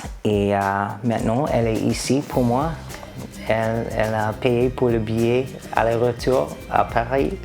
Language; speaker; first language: French; non-native, learner; English